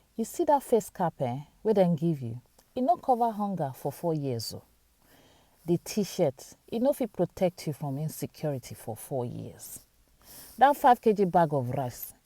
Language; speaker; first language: Nigerian Pidgin; native; Nigerian Pidgin